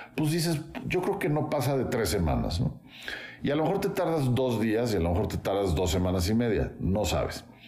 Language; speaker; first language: Spanish; native; Spanish